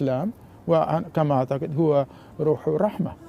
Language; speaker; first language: Arabic; non-native, fluent; Japanese